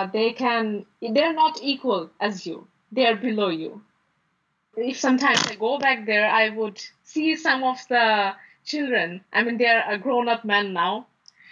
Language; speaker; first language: English; non-native, local second language; Bangla